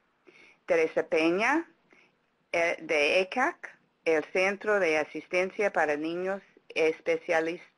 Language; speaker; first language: Spanish; non-native, fluent; English